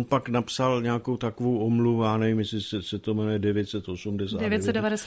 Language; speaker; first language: Czech; native; Czech